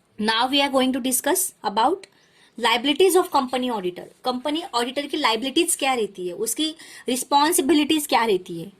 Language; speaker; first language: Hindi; non-native, local second language; Marathi